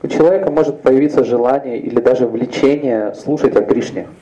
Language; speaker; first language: Russian; native; Russian